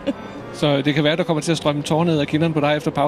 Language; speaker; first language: Danish; native; Danish